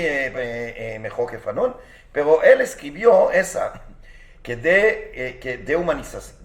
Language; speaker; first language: Spanish; non-native, fluent; Hebrew